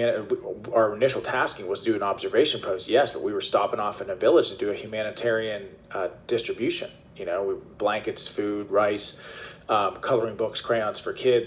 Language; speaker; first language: English; native; English